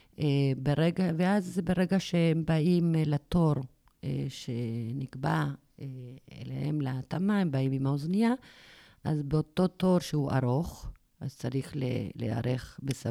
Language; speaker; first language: Hebrew; non-native, fluent; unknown